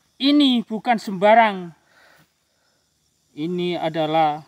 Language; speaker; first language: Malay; non-native, local second language; Javanese